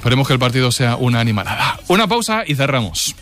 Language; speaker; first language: Spanish; native; Spanish